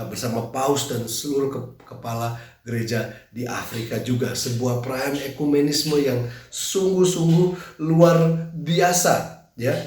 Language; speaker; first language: Indonesian; native; Indonesian